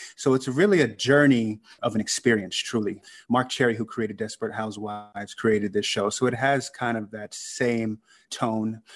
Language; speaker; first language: English; native; English